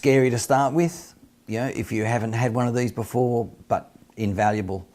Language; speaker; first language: English; native; English